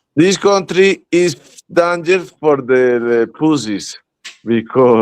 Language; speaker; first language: English; non-native, learner; Spanish